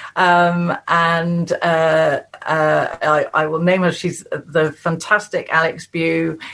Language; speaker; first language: English; native; English